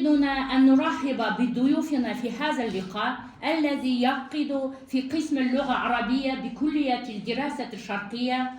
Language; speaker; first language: Arabic; non-native, fluent; Kazakh